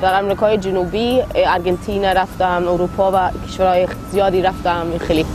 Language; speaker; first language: Persian; non-native, learner; Swedish